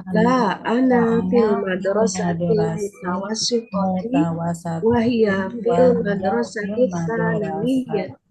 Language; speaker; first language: Arabic; non-native, learner; Indonesian